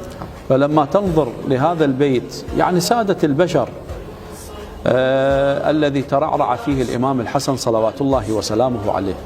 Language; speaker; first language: Arabic; native; Arabic